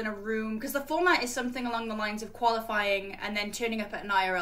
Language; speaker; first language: English; native; English